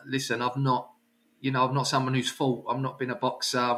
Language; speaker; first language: English; native; English